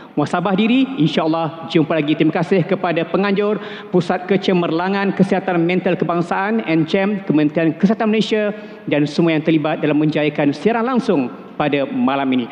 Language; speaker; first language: Malay; native; Malay